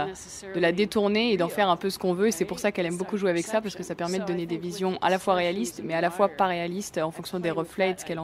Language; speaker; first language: French; native; French